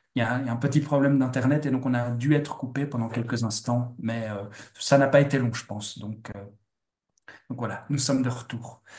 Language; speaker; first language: French; native; French